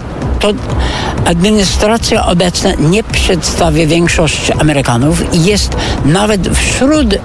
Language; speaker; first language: Polish; non-native, fluent; English